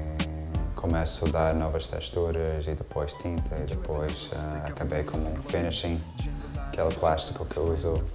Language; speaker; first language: Portuguese; non-native, fluent; English